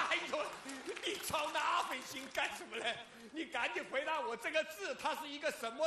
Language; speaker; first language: Chinese; native; Chinese